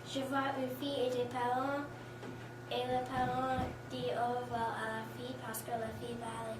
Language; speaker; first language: French; non-native, learner; English